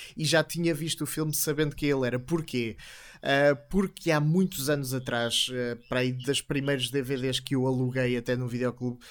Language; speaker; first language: Portuguese; native; Portuguese